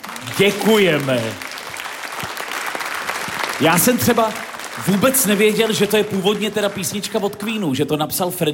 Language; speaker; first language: Czech; native; Czech